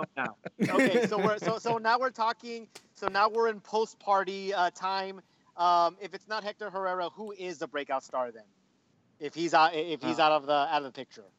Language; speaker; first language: English; early bilingual, other home language; Spanish